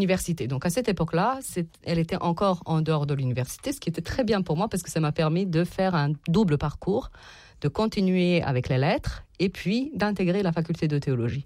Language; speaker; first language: French; non-native, fluent; Serbian